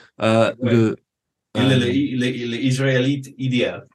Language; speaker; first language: French; non-native, fluent; English